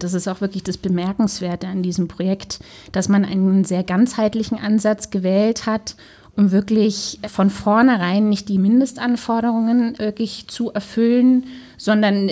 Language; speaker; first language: German; native; German